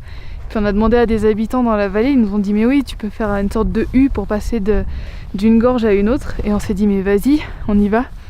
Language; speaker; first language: French; native; French